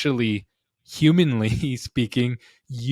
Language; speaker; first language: English; native; English